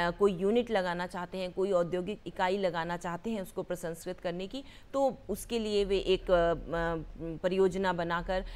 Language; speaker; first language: Hindi; native; Hindi